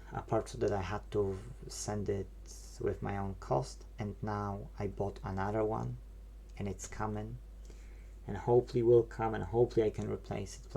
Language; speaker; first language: English; non-native, fluent; Polish